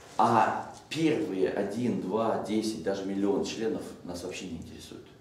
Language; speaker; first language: Russian; native; Russian